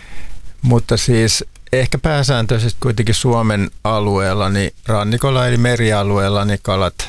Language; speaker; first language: Finnish; native; Finnish